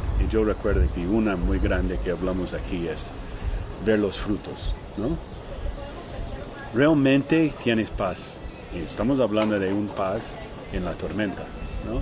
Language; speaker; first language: Spanish; non-native, fluent; Portuguese